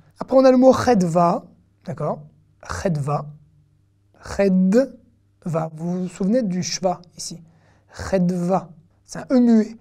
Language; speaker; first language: French; native; French